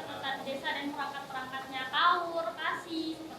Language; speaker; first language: Indonesian; native; Indonesian